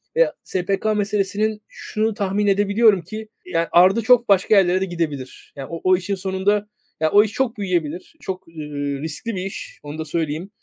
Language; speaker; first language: Turkish; native; Turkish